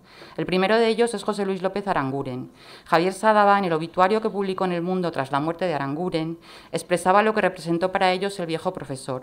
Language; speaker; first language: Spanish; native; Spanish